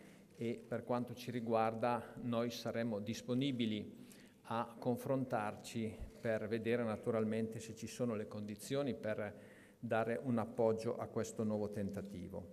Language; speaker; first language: Italian; native; Italian